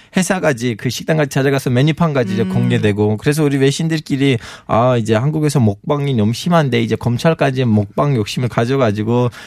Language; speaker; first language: Korean; non-native, fluent; Turkish